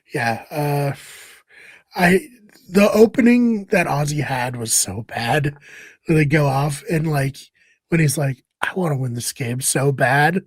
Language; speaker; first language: English; native; English